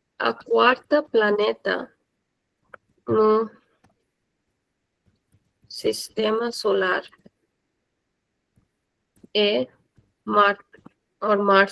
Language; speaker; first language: Portuguese; non-native, fluent; Hindi